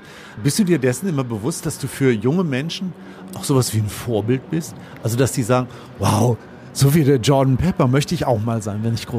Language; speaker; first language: German; native; German